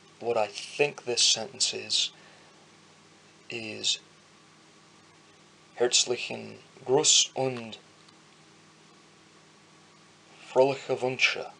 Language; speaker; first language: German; non-native, learner; English